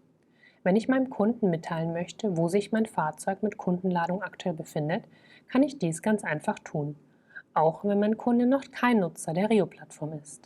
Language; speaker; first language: German; native; German